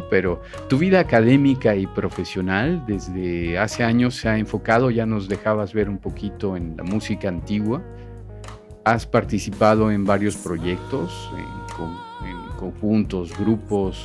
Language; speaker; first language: Spanish; native; Spanish